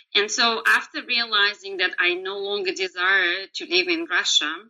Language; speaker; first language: English; non-native, fluent; Russian